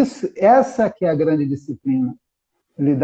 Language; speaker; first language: Portuguese; native; Portuguese